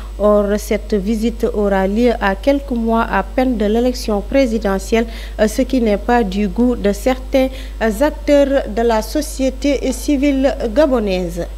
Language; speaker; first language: French; non-native, local second language; Fula